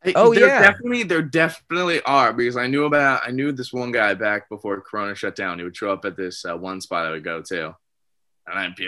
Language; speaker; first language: English; native; English